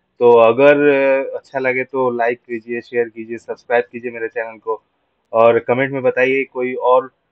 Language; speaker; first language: Hindi; non-native, local second language; Bangla